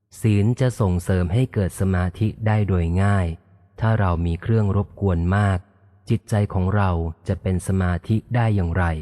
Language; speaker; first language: Thai; native; Thai